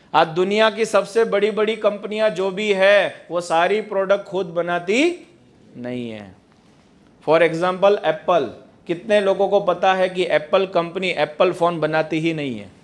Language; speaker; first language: Hindi; non-native, local second language; Gujarati